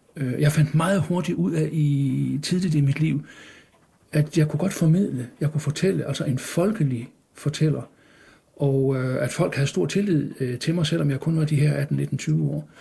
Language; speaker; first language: Danish; native; Danish